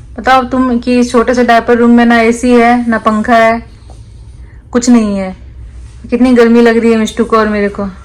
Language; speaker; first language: Hindi; native; Hindi